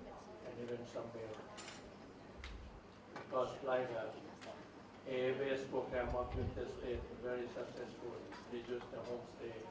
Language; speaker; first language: English; non-native, learner; Thai